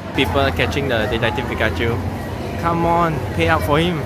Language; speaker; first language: English; non-native, local second language; Chinese